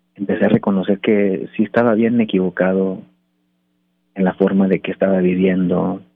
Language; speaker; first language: Spanish; early bilingual, heritage; Spanish